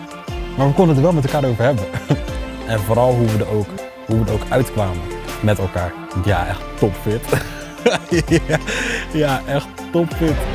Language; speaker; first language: Dutch; native; Dutch